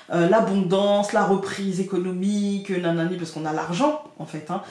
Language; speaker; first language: French; native; French